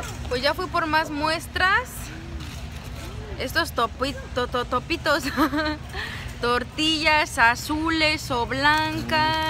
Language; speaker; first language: Spanish; native; Spanish